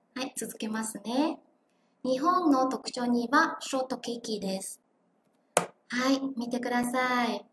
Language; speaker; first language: Japanese; non-native, fluent; Vietnamese